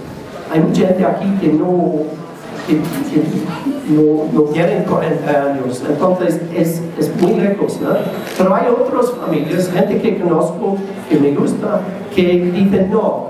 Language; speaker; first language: Spanish; non-native, learner; English